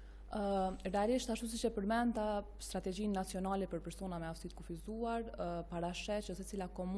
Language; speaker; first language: Albanian; native; Albanian